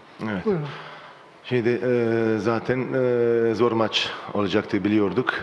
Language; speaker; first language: Turkish; non-native, learner; Croatian